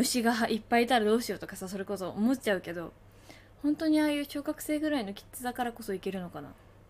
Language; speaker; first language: Japanese; native; Japanese